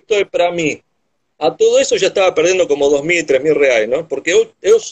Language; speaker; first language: Portuguese; non-native, learner; Spanish